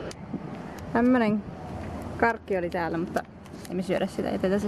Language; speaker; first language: Finnish; native; Finnish